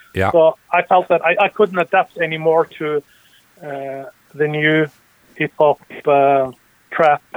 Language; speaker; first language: English; early bilingual, other home language; Norwegian